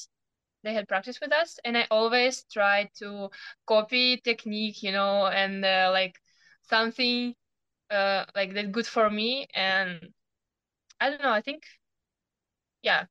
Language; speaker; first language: English; non-native, learner; Ukrainian